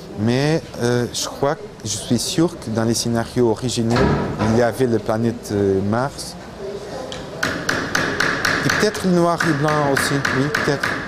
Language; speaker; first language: French; non-native, fluent; Portuguese